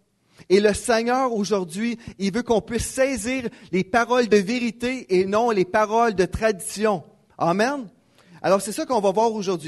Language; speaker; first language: French; native; French